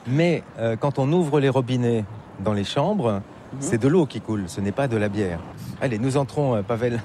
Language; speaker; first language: French; native; French